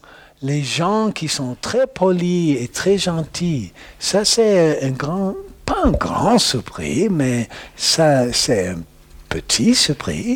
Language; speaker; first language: French; non-native, learner; English